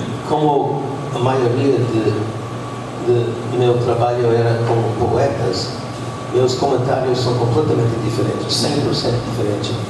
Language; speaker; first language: Portuguese; non-native, fluent; English